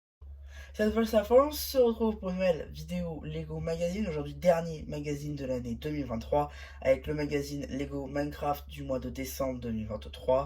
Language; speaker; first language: French; native; French